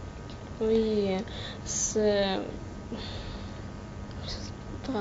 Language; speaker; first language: French; non-native, learner; Russian